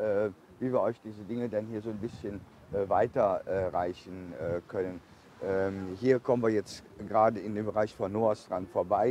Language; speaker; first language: German; native; German